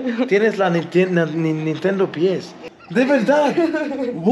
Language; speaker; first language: Spanish; non-native, learner; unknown